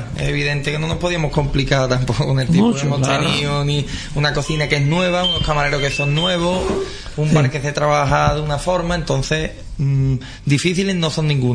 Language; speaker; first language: Spanish; native; Spanish